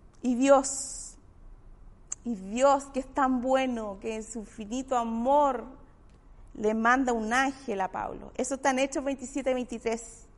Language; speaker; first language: Spanish; native; Spanish